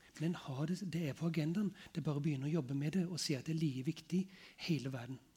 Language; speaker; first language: Norwegian; native; Norwegian